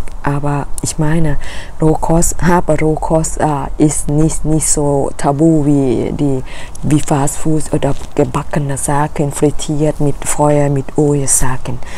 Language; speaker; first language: German; non-native, learner; Thai